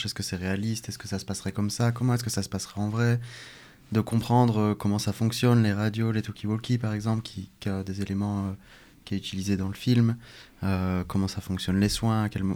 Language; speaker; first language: French; native; French